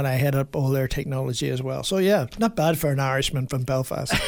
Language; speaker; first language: English; native; English